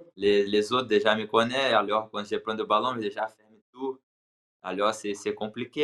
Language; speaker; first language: French; non-native, learner; Portuguese